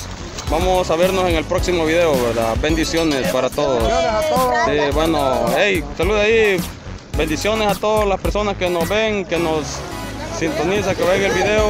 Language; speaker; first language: Spanish; native; Spanish